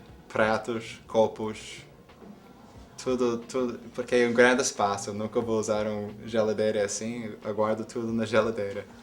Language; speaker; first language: Portuguese; non-native, fluent; English